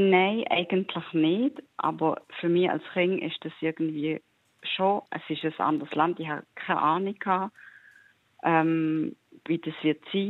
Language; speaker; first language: German; native; German